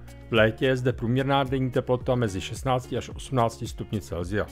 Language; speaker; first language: Czech; native; Czech